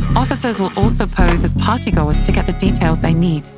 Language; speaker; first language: English; early bilingual, other home language; Polish